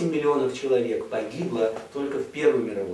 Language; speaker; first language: Russian; native; Russian